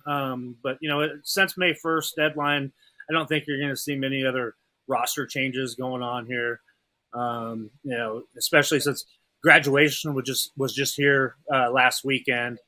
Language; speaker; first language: English; native; English